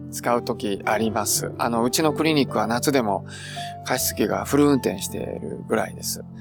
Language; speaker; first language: Japanese; native; Japanese